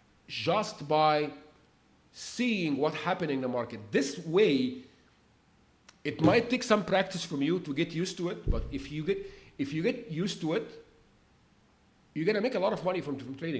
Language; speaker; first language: English; non-native, fluent; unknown